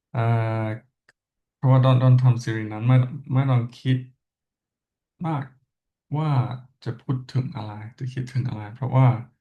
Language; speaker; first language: Thai; non-native, learner; English